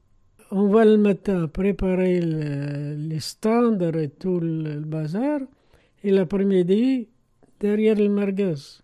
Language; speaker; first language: French; non-native, fluent; Arabic